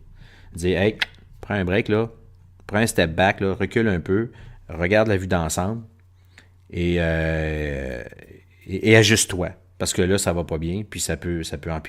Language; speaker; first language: French; native; French